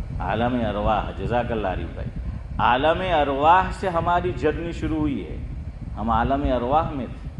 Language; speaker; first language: Urdu; non-native, local second language; Gujarati